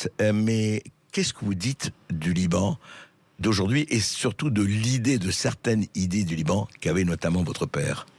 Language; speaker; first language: French; native; French